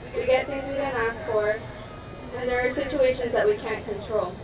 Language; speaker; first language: English; early bilingual, other home language; Spanish